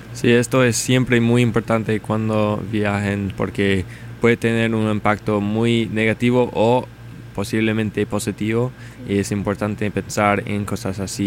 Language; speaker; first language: Spanish; non-native, learner; English